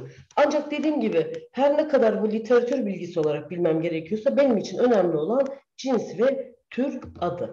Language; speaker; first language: Turkish; native; Turkish